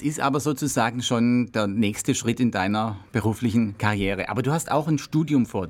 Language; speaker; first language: German; native; German